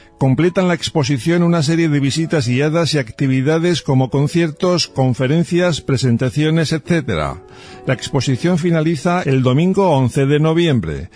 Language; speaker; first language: Spanish; native; Spanish